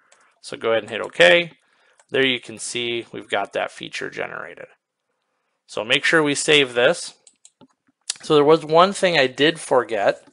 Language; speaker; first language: English; native; English